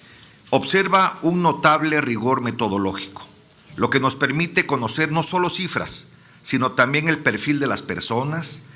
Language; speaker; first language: Spanish; native; Spanish